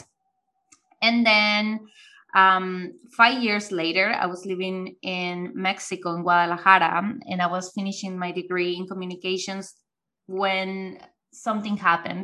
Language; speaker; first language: English; non-native, fluent; Spanish